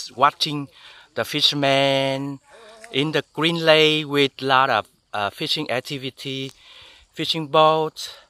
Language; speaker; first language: English; non-native, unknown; Vietnamese